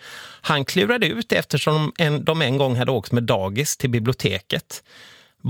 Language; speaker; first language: Swedish; native; Swedish